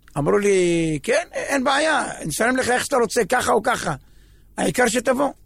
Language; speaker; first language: Hebrew; native; Hebrew